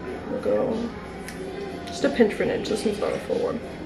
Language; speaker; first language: English; native; English